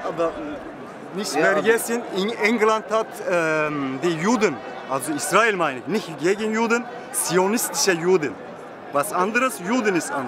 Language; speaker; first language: German; non-native, learner; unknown